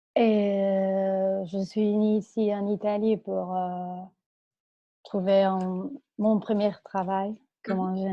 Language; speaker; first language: French; non-native, fluent; Spanish